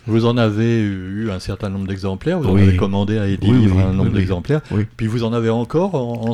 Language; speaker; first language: French; native; French